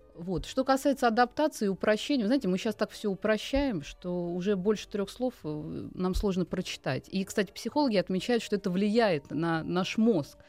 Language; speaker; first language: Russian; native; Russian